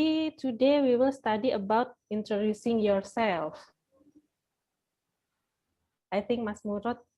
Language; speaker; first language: English; non-native, fluent; Indonesian